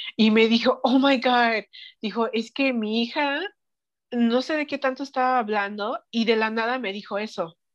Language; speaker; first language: Spanish; early bilingual, heritage; Spanish